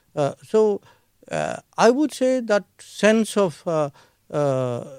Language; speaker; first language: English; non-native, local second language; Hindi